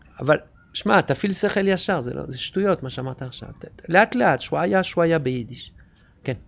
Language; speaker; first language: Hebrew; non-native, fluent; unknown